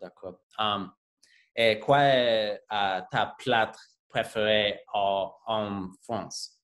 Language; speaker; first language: French; non-native, learner; English